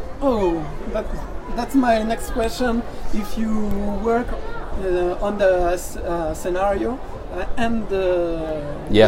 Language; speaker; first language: English; non-native, learner; French